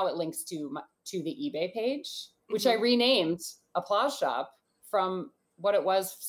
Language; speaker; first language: English; native; English